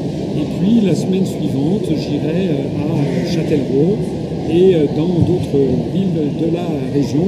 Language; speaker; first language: French; native; French